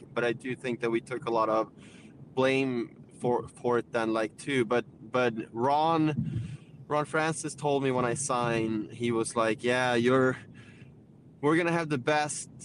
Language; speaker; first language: English; non-native, fluent; Swedish